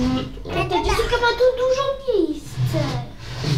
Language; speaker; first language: Polish; early bilingual, heritage; Polish